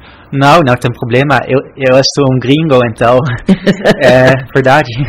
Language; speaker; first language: Portuguese; non-native, learner; Dutch